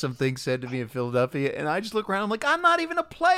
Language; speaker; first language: English; native; English